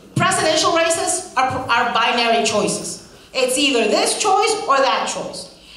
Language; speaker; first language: English; non-native, fluent; Spanish